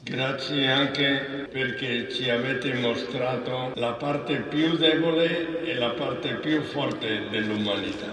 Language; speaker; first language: Italian; non-native, fluent; Spanish